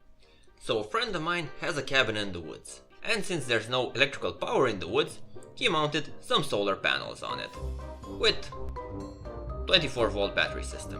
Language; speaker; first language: English; non-native, fluent; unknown